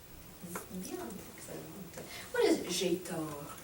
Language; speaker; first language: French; non-native, fluent; English